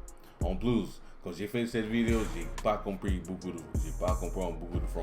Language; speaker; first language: French; non-native, learner; English